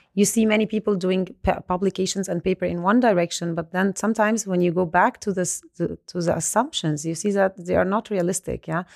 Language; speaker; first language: English; non-native, fluent; Arabic